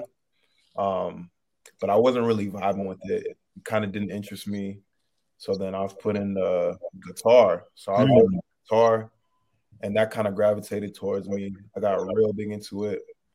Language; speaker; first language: English; native; English